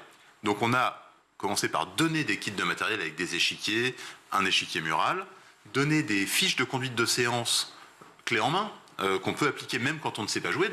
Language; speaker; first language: French; native; French